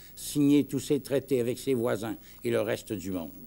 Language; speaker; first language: French; native; French